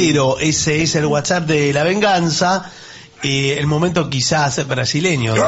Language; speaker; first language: Spanish; native; Spanish